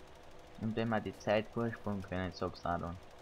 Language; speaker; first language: German; native; German